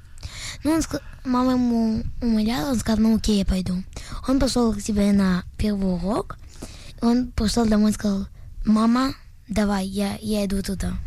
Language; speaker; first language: Russian; early bilingual, other home language; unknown